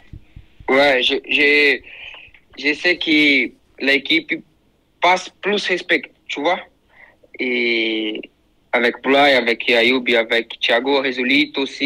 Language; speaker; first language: French; non-native, learner; Portuguese